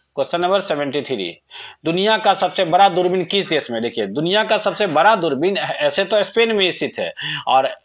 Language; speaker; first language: Hindi; native; Hindi